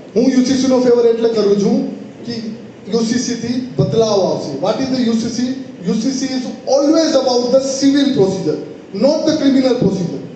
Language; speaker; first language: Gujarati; non-native, local second language; Marwari